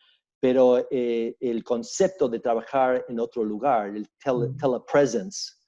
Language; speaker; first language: Spanish; early bilingual, heritage; Spanish